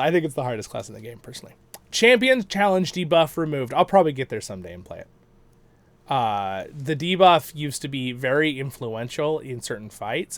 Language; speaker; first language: English; native; English